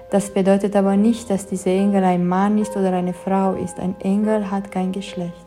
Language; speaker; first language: German; non-native, fluent; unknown